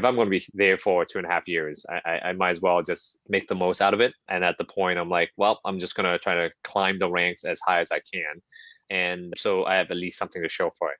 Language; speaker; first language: English; non-native, local second language; Cantonese